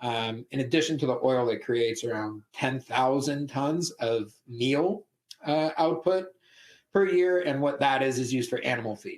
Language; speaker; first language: English; native; English